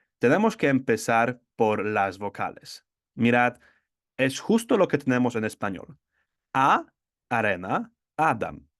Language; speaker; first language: Spanish; non-native, fluent; Polish